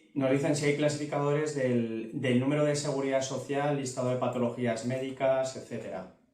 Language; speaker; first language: Spanish; native; Spanish